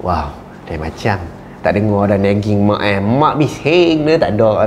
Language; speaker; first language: Malay; native; Malay